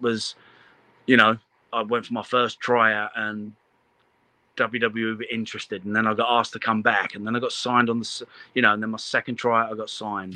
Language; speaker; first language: English; native; English